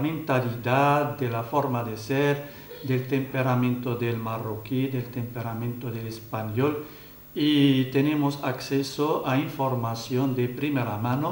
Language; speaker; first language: Spanish; non-native, fluent; Arabic